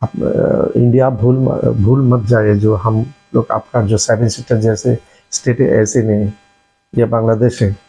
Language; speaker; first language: Hindi; non-native, learner; Bangla